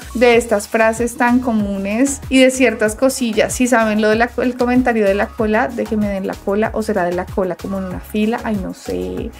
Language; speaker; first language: Spanish; native; Spanish